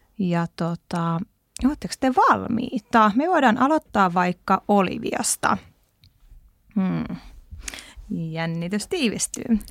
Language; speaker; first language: Finnish; native; Finnish